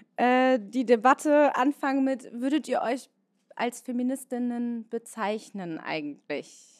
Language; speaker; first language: German; native; German